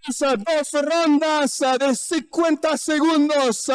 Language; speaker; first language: Spanish; non-native, learner; French